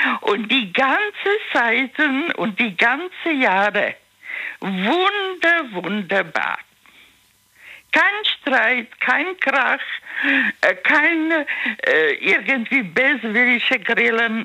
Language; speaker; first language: German; non-native, learner; Czech